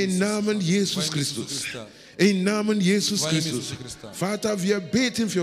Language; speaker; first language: German; non-native, learner; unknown